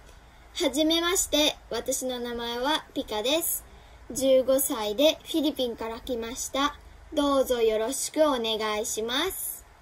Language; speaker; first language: Japanese; non-native, learner; Filipino